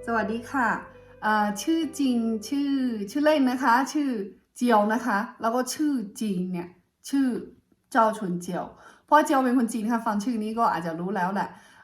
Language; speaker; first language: Thai; non-native, fluent; Chinese